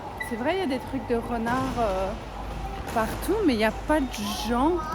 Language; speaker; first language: French; native; French